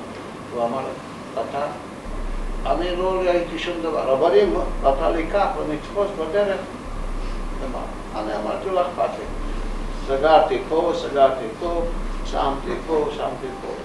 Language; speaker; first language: Hebrew; non-native, learner; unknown